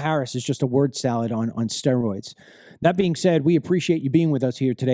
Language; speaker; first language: English; native; English